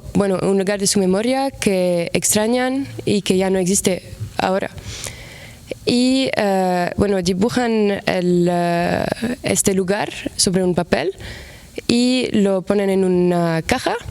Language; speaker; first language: Spanish; non-native, fluent; Arabic